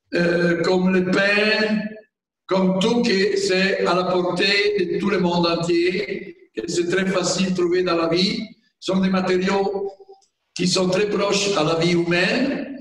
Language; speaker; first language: French; non-native, fluent; Italian